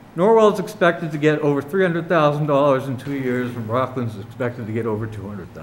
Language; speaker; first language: English; native; English